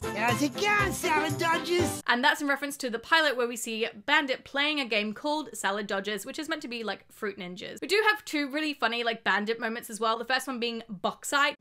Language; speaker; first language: English; native; English